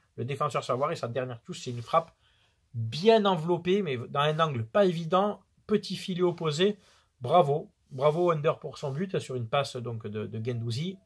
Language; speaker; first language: French; native; French